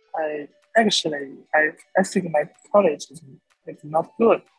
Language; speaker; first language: English; non-native, learner; Chinese